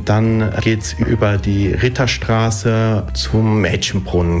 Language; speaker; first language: German; early bilingual, other home language; Italian